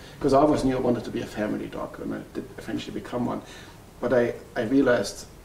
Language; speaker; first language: English; non-native, fluent; German